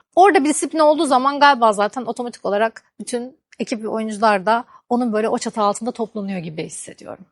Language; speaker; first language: Turkish; native; Turkish